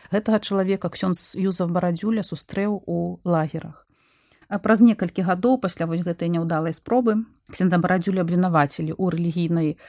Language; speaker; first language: Belarusian; native; Belarusian